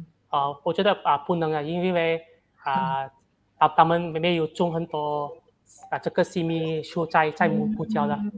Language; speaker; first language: Chinese; non-native, local second language; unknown